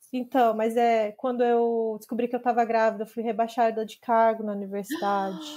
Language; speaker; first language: Portuguese; native; Portuguese